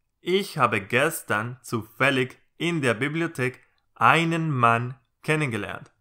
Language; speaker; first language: German; non-native, fluent; Spanish